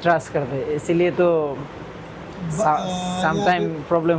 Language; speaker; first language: Hindi; non-native, learner; Bangla